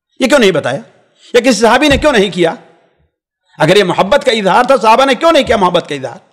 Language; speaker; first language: Urdu; native; Urdu